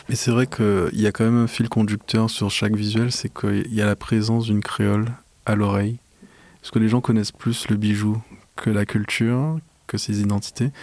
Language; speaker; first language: French; native; French